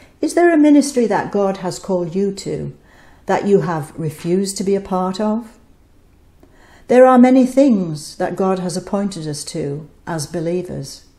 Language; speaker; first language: English; native; English